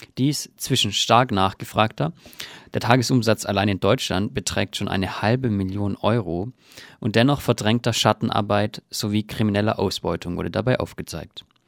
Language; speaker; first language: German; native; German